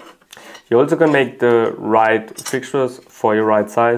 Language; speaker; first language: English; non-native, fluent; German